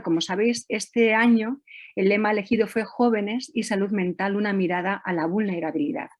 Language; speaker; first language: Spanish; native; Spanish